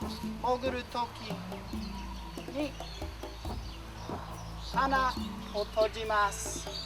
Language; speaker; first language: Japanese; non-native, learner; English